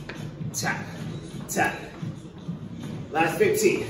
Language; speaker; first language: English; native; English